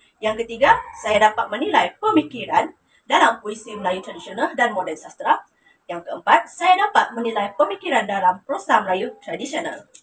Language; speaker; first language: Malay; non-native, local second language; Iban